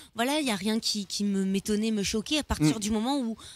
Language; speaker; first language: French; native; French